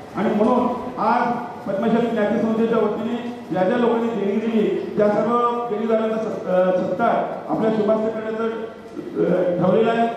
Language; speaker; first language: Marathi; non-native, local second language; Telugu